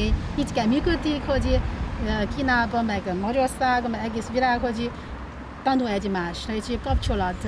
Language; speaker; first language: Hungarian; non-native, learner; Chinese